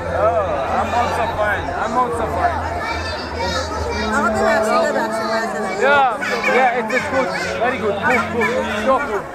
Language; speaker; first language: English; non-native, learner; Urdu